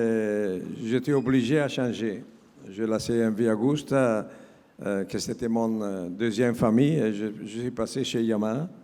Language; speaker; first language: French; non-native, learner; Italian